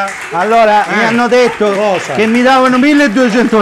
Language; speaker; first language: Italian; native; Italian